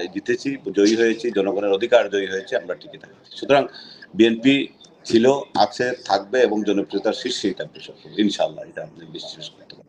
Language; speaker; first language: Bangla; native; Bangla